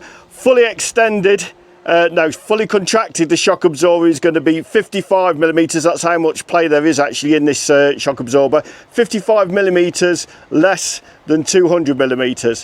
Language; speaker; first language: English; native; English